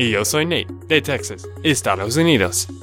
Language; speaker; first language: Spanish; non-native, fluent; English